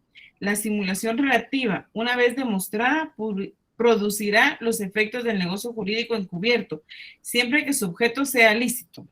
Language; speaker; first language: Spanish; native; Spanish